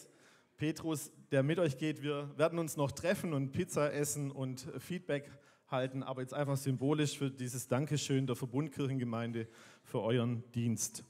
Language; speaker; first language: German; native; German